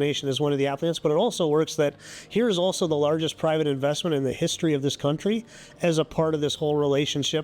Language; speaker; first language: English; native; English